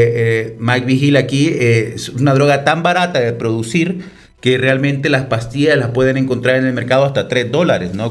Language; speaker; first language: Spanish; native; Spanish